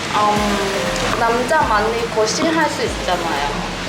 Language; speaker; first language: Korean; non-native, learner; Vietnamese